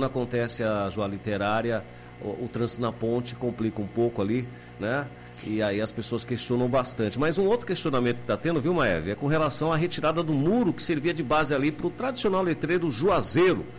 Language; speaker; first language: Portuguese; native; Portuguese